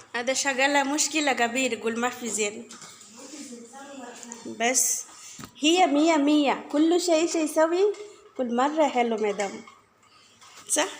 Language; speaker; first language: Arabic; non-native, learner; Bangla